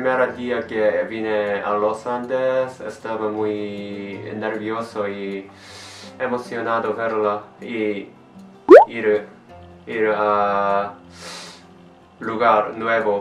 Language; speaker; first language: Spanish; non-native, learner; Korean